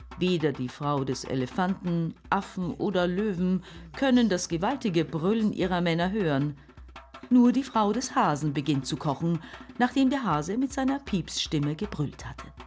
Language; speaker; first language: German; native; German